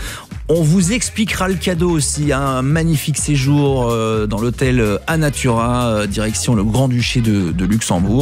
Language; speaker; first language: French; native; French